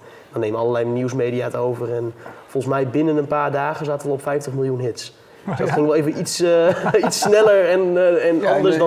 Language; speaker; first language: Dutch; native; Dutch